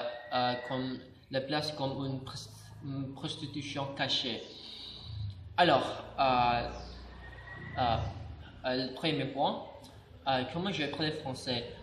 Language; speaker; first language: French; non-native, learner; Indonesian